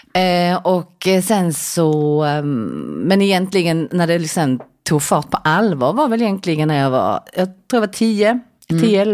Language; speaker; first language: Swedish; early bilingual, other home language; Korean